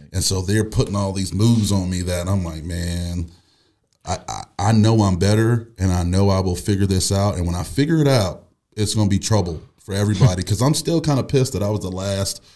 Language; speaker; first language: English; native; English